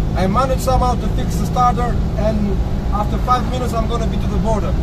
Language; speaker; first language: English; non-native, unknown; Albanian